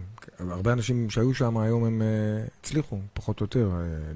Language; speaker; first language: Hebrew; native; Hebrew